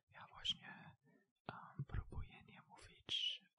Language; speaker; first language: Polish; early bilingual, heritage; Polish